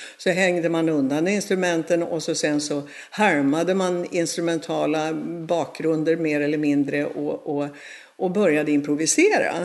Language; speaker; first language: Swedish; native; Swedish